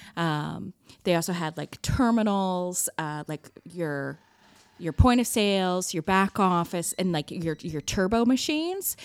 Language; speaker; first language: English; native; English